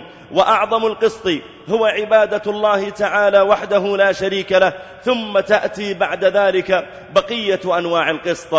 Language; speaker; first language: Arabic; native; Arabic